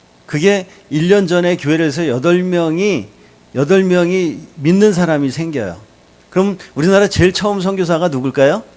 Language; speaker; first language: Korean; native; Korean